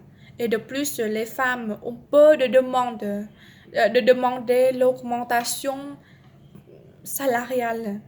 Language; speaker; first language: French; non-native, learner; Vietnamese